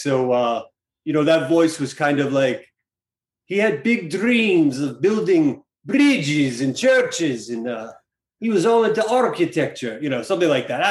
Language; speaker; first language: English; native; English